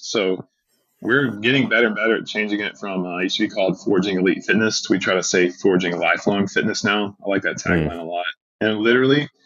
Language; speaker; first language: English; native; English